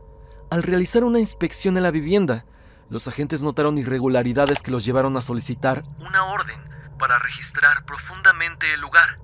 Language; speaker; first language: Spanish; native; Spanish